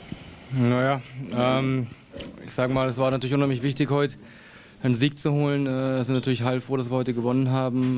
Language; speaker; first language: German; native; German